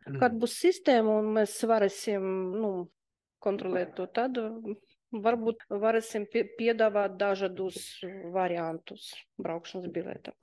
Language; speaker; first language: Latvian; non-native, local second language; Russian